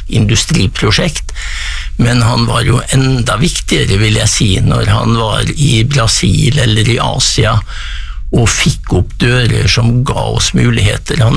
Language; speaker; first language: Norwegian; native; Norwegian